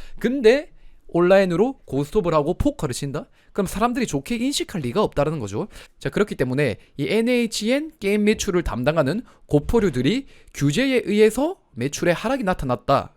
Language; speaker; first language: Korean; native; Korean